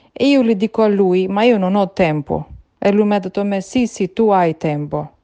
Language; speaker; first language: Italian; non-native, learner; Albanian